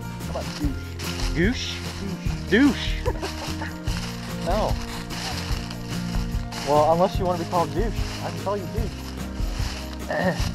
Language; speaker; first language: English; native; English